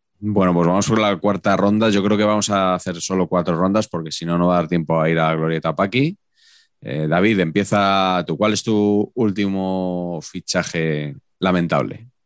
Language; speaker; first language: Spanish; native; Spanish